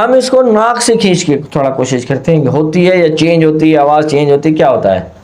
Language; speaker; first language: Urdu; non-native, local second language; Punjabi